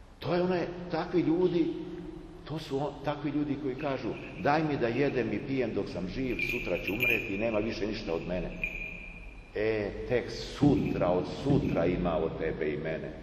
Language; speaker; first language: Serbian; native; Serbian